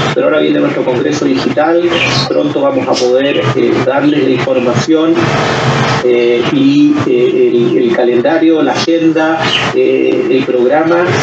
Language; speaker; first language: Spanish; native; Spanish